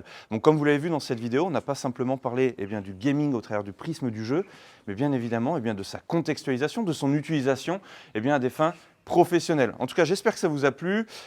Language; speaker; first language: French; native; French